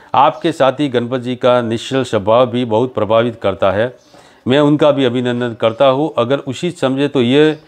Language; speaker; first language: Hindi; native; Hindi